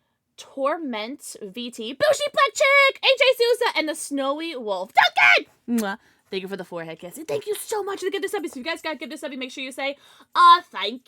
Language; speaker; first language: English; native; English